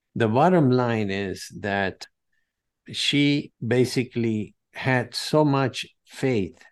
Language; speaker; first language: English; non-native, fluent; Spanish